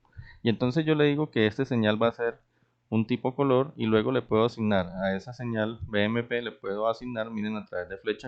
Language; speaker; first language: Spanish; native; Spanish